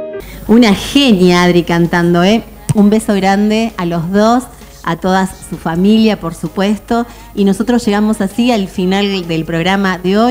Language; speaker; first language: Spanish; native; Spanish